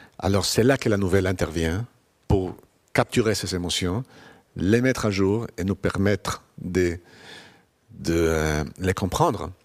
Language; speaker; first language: French; non-native, fluent; Spanish